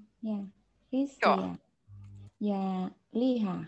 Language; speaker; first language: Finnish; non-native, learner; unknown